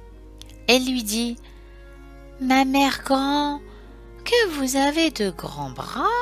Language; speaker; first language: French; native; French